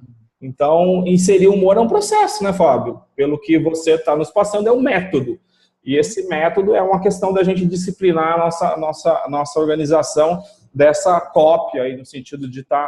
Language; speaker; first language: Portuguese; native; Portuguese